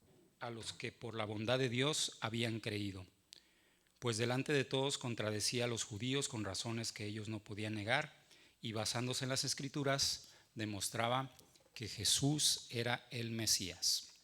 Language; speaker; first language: Spanish; native; Spanish